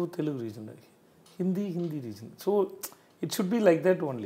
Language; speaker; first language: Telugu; non-native, learner; Tamil